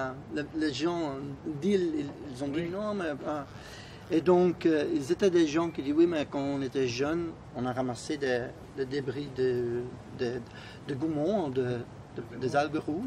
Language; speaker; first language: French; non-native, fluent; Spanish